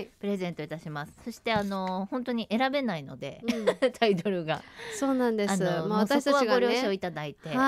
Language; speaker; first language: Japanese; native; Japanese